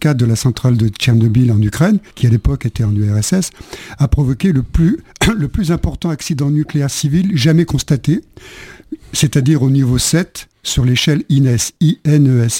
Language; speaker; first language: French; native; French